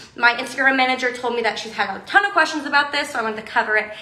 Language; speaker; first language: English; native; English